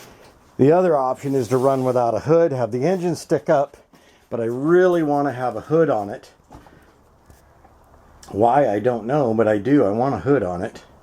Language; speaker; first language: English; native; English